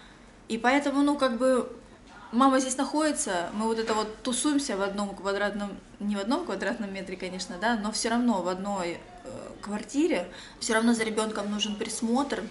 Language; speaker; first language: Russian; native; Russian